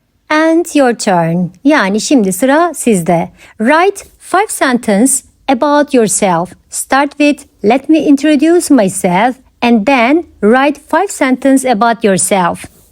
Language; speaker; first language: English; non-native, fluent; Turkish